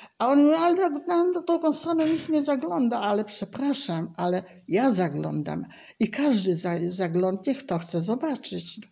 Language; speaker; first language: Polish; native; Polish